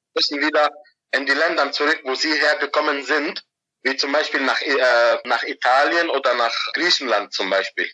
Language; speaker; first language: German; non-native, fluent; Arabic